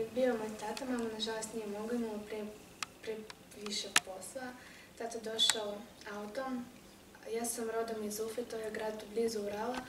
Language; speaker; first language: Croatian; non-native, fluent; Russian